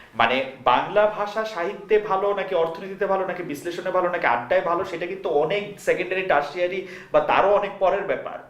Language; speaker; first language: Bangla; native; Bangla